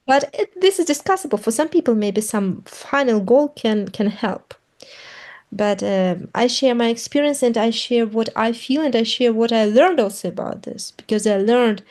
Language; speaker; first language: English; non-native, fluent; Russian